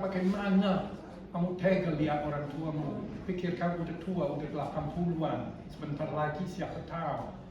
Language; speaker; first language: Indonesian; non-native, fluent; English